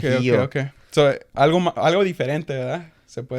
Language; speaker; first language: Spanish; early bilingual, heritage; Spanish